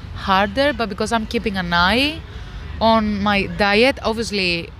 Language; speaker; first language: English; non-native, fluent; Greek